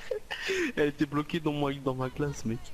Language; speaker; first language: French; native; French